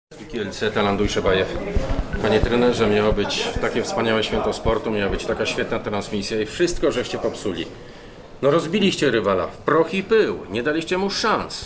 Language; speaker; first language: Polish; native; Polish